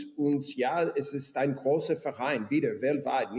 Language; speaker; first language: German; non-native, fluent; English